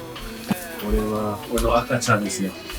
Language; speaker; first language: Japanese; non-native, fluent; English